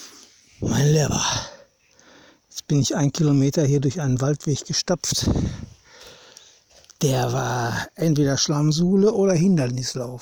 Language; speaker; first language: German; native; German